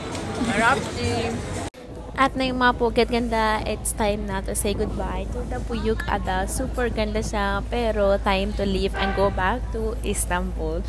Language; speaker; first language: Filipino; non-native, learner; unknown